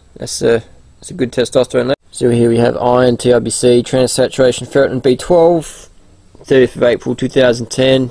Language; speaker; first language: English; native; English